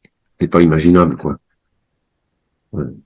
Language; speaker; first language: French; native; French